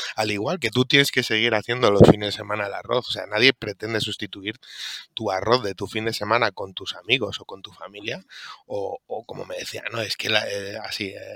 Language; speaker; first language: Spanish; native; Spanish